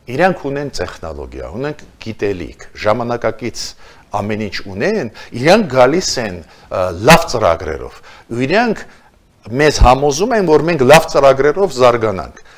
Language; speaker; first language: Armenian; native; Armenian